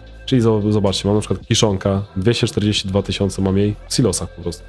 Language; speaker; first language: Polish; native; Polish